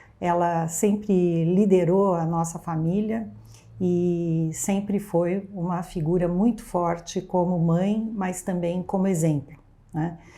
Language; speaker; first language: Portuguese; early bilingual, other home language; Arabic